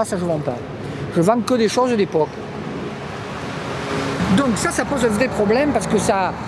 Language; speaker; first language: French; native; French